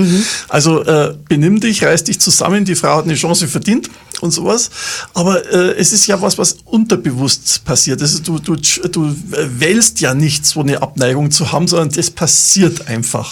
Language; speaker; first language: German; native; German